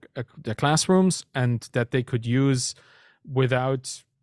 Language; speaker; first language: English; non-native, fluent; German